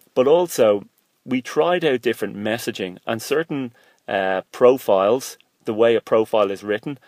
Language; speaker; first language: English; native; English